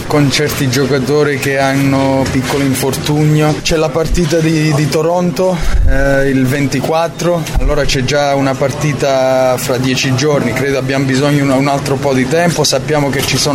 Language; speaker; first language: Italian; early bilingual, heritage; Italian